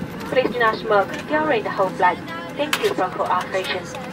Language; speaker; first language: English; non-native, fluent; Chinese